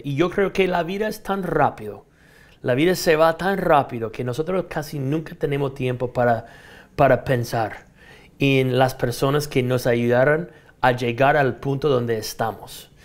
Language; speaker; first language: Spanish; non-native, fluent; English